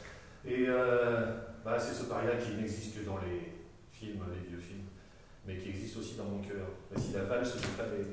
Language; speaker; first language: French; native; French